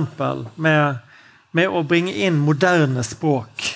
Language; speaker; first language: Norwegian; native; Norwegian